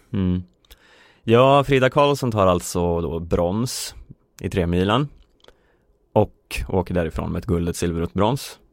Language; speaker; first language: Swedish; native; Swedish